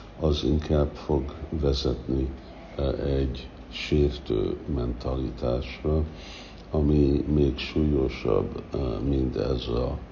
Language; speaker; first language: Hungarian; early bilingual, heritage; Hungarian